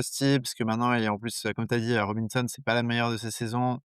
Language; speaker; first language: French; native; French